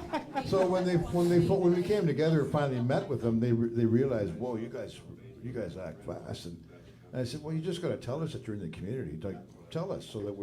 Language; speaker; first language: English; native; English